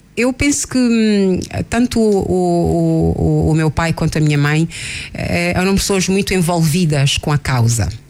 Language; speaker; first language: Portuguese; non-native, local second language; Kabuverdianu